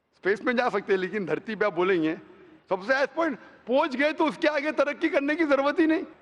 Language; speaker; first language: Hindi; non-native, local second language; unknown